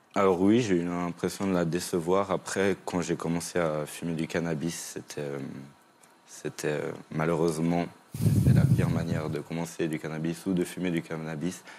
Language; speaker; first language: French; native; French